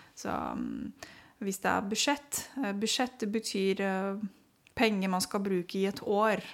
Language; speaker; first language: Norwegian; non-native, fluent; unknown